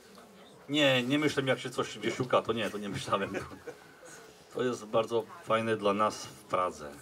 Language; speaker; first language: Polish; non-native, learner; Czech